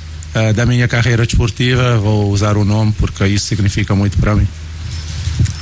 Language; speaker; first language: Portuguese; non-native, local second language; Kabuverdianu